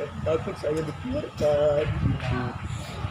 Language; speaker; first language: Indonesian; native; Indonesian